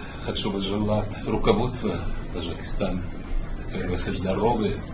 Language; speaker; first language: Russian; non-native, fluent; Arabic